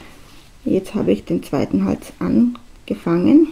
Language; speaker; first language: German; non-native, fluent; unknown